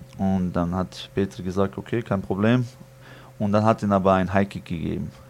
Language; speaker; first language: German; early bilingual, other home language; Chechen